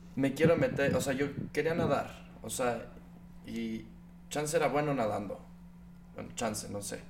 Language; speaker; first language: Spanish; native; Spanish